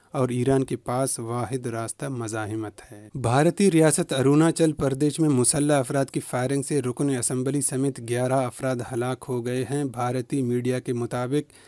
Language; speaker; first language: Urdu; non-native, local second language; Baluchi